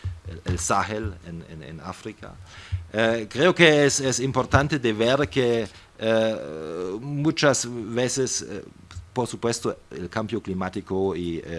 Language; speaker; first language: Spanish; non-native, fluent; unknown